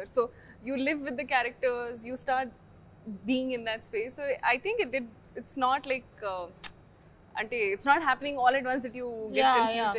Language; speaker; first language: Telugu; non-native, fluent; Hindi